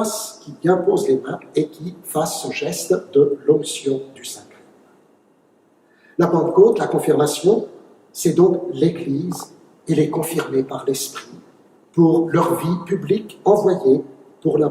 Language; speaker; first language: French; native; French